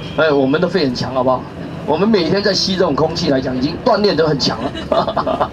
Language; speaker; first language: Chinese; non-native, fluent; Vietnamese